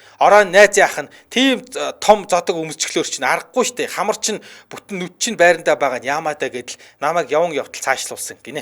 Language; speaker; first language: Mongolian; native; Mongolian